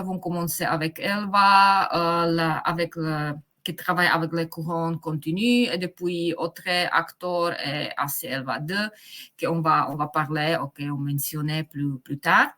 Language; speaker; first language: French; non-native, fluent; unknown